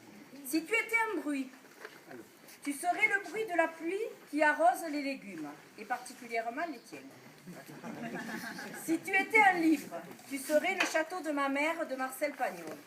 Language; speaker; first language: French; native; French